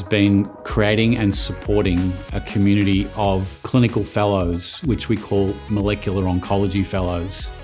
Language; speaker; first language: English; native; English